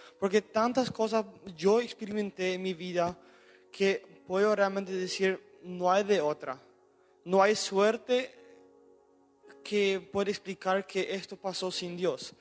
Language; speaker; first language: Spanish; non-native, local second language; German